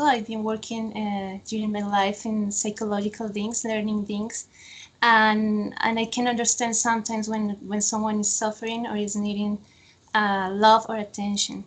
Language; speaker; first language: English; non-native, fluent; Spanish